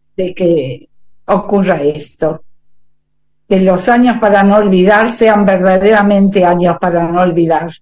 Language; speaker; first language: Spanish; native; Spanish